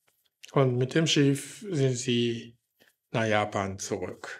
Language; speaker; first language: German; non-native, fluent; Japanese